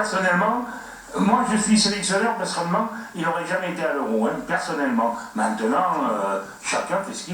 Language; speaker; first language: French; native; French